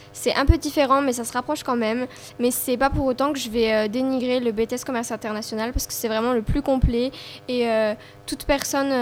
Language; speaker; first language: French; native; French